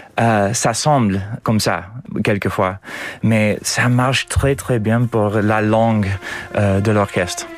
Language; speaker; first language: French; non-native, learner; English